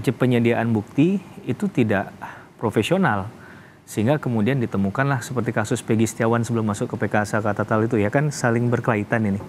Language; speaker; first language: Indonesian; native; Indonesian